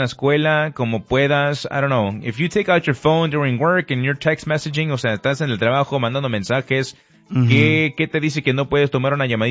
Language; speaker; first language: Spanish; early bilingual, heritage; Spanish